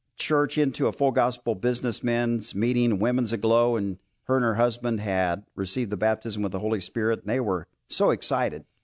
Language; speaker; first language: English; native; English